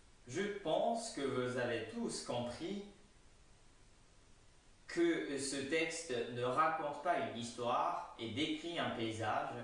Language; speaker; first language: French; non-native, fluent; Japanese